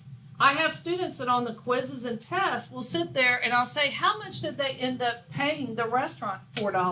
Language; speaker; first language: English; native; English